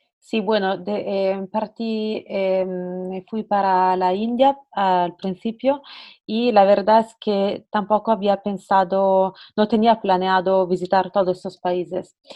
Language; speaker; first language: Spanish; non-native, fluent; Italian